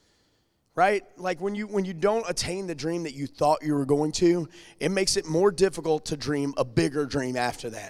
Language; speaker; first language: English; native; English